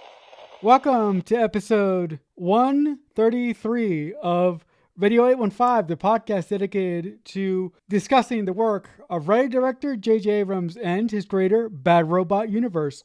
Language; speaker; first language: English; native; English